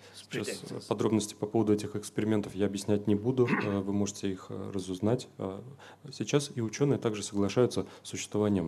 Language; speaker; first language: Russian; native; Russian